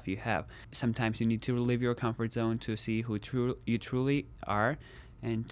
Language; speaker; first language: English; non-native, fluent; Georgian